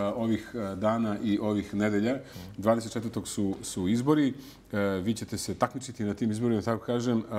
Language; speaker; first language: Serbian; native; Serbian